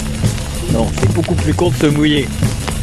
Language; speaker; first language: French; native; French